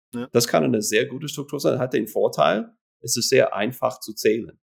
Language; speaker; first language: German; non-native, fluent; English